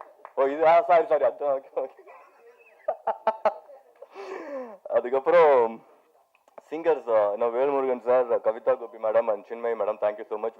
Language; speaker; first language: Tamil; native; Tamil